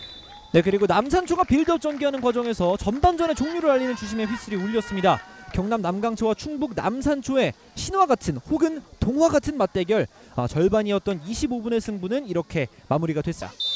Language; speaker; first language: Korean; native; Korean